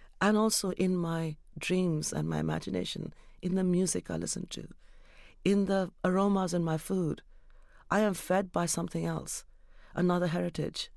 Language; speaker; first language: English; non-native, local second language; Urdu